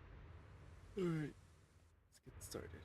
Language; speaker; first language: English; native; English